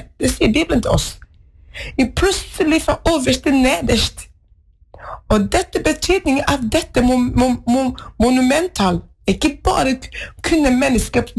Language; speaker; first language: Norwegian; non-native, fluent; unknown